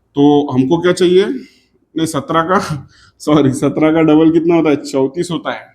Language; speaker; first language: Hindi; non-native, local second language; Marathi